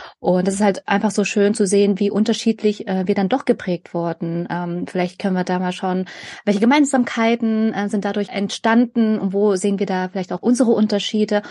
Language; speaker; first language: German; early bilingual, other home language; Vietnamese